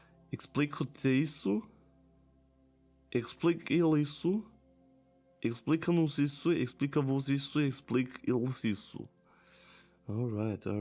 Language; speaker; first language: Portuguese; non-native, learner; German